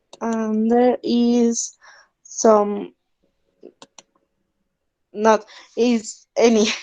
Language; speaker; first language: English; non-native, learner; Spanish